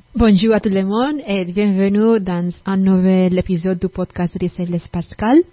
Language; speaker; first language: French; non-native, learner; Spanish